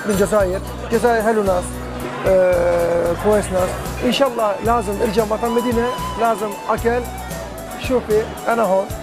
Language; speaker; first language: Arabic; non-native, learner; Turkish